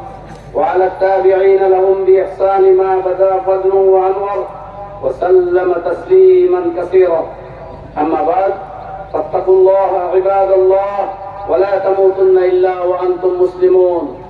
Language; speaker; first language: Arabic; non-native, fluent; Bangla